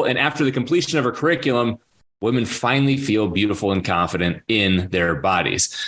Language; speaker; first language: English; native; English